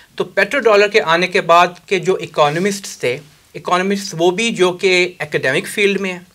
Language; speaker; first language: Urdu; native; Urdu